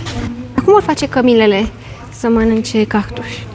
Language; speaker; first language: Romanian; native; Romanian